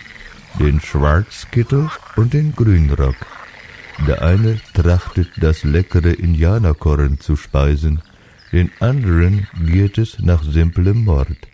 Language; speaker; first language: German; native; German